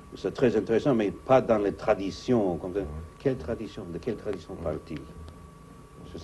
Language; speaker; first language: French; non-native, fluent; English